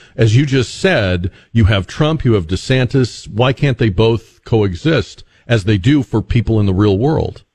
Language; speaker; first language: English; native; English